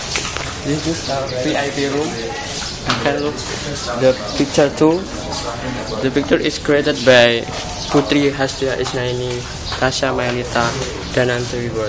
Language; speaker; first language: English; non-native, learner; Indonesian